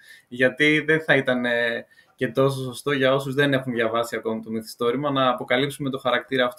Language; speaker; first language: Greek; native; Greek